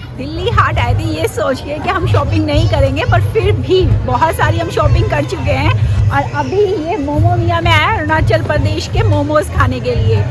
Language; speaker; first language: Hindi; native; Hindi